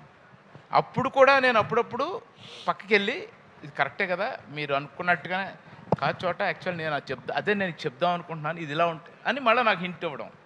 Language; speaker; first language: Telugu; native; Telugu